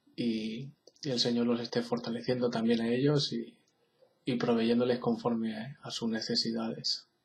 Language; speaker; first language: Spanish; native; Spanish